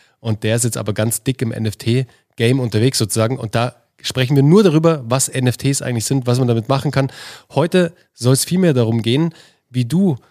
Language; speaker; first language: German; native; German